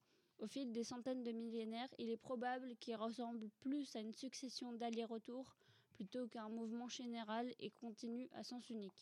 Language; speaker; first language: French; native; French